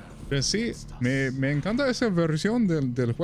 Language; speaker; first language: Spanish; non-native, fluent; English